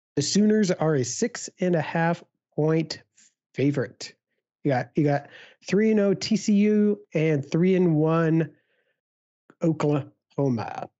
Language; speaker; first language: English; native; English